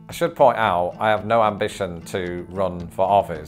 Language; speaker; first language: English; native; English